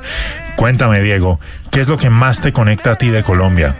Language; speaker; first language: Spanish; native; Spanish